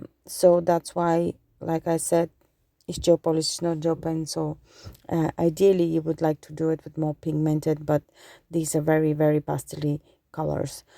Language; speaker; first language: English; non-native, fluent; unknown